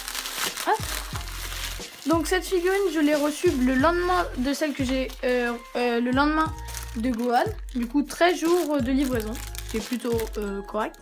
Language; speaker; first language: French; native; French